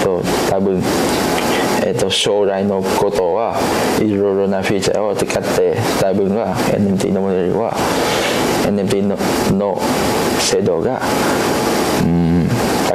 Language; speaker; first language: Japanese; non-native, learner; Cantonese